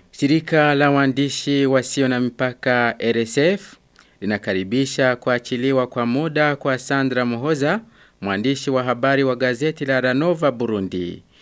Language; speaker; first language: Swahili; non-native, local second language; Rundi